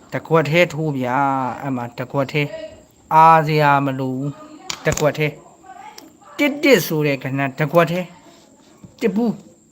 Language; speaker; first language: Burmese; native; Burmese